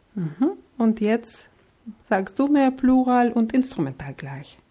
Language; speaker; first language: German; non-native, fluent; Russian